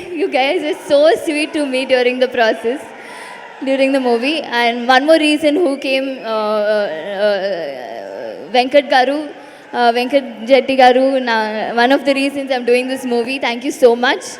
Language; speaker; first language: Telugu; non-native, learner; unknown